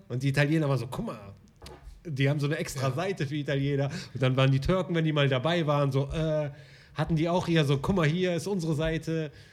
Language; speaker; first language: German; early bilingual, other home language; Arabic